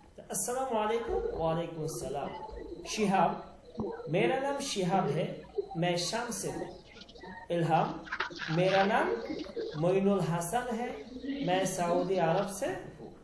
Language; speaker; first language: Hindi; non-native, learner; Bangla